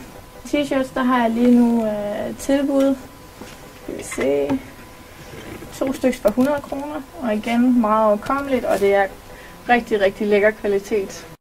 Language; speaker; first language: Danish; native; Danish